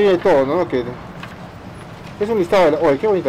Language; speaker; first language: Spanish; native; Spanish